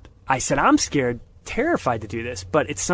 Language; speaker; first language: English; native; English